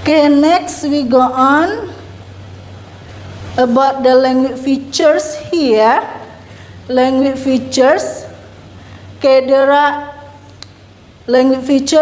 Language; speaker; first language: English; non-native, learner; Indonesian